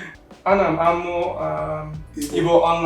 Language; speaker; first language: Igbo; non-native, learner; English